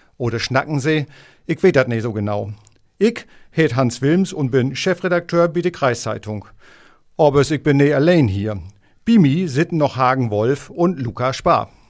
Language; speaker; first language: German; native; German